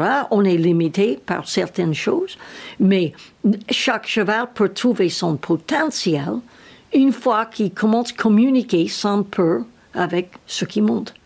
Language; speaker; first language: French; non-native, learner; English